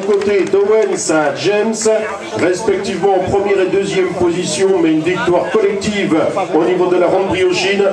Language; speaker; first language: French; native; French